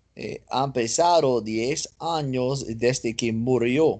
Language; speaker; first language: Spanish; non-native, learner; English